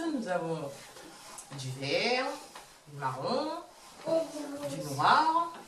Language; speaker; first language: French; native; French